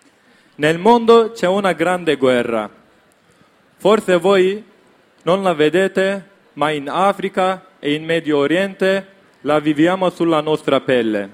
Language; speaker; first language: Italian; non-native, learner; Kurdish